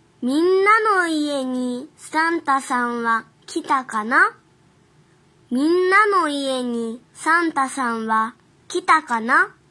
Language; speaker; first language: Japanese; non-native, fluent; Chinese